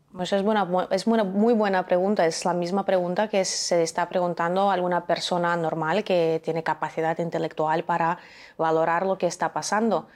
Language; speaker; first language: Spanish; non-native, fluent; Ukrainian